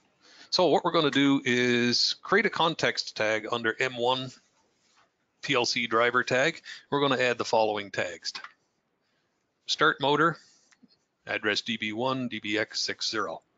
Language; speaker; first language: English; native; English